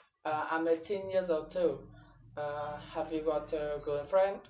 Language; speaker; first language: English; non-native, learner; Vietnamese